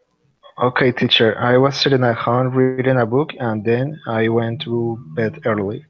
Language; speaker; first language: English; non-native, learner; Spanish